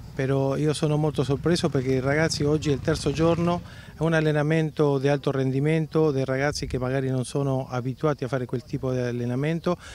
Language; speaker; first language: Italian; early bilingual, heritage; Italian